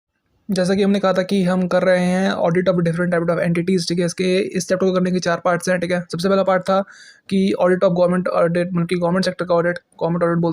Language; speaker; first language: Hindi; native; Hindi